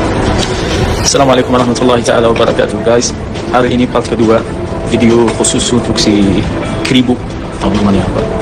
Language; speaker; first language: Indonesian; non-native, fluent; Arabic